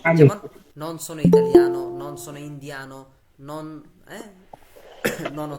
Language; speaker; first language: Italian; non-native, fluent; Bangla